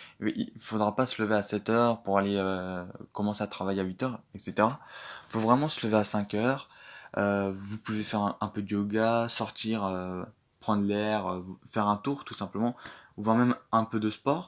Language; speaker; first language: French; native; French